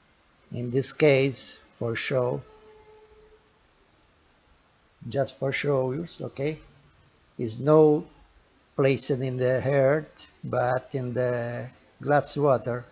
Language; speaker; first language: English; non-native, learner; Portuguese